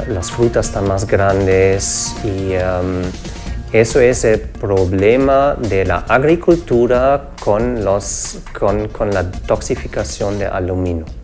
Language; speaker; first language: Spanish; non-native, fluent; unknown